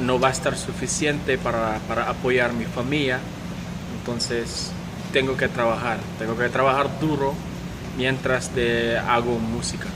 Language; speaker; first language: Spanish; non-native, fluent; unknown